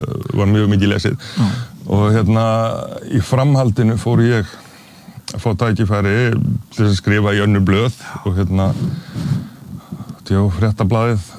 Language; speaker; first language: Icelandic; native; Icelandic